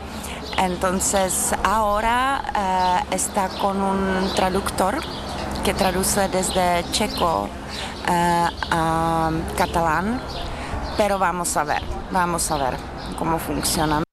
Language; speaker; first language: Spanish; non-native, learner; Czech